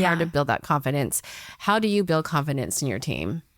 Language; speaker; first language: English; native; English